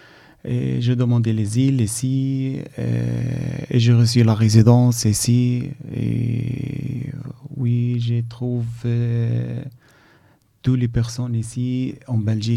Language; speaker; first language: French; non-native, learner; Arabic